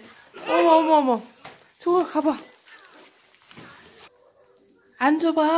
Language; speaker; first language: Korean; native; Korean